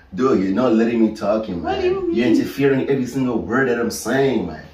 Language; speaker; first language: English; native; English